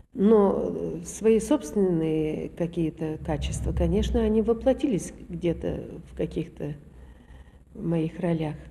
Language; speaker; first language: Russian; native; Russian